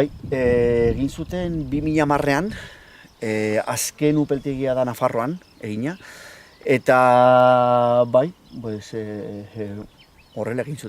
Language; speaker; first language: Basque; non-native, local second language; Spanish